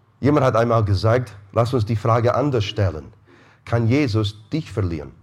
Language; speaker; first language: German; non-native, fluent; English